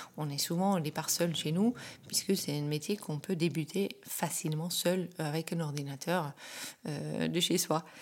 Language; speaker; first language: French; non-native, fluent; Dutch